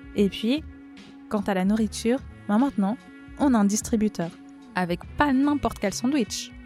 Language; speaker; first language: French; native; French